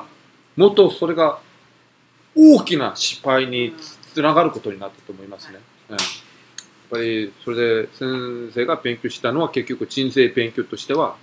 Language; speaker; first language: Japanese; non-native, fluent; Korean